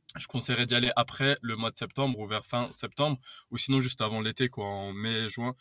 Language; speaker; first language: French; native; French